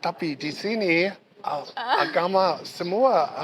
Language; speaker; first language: Indonesian; non-native, learner; English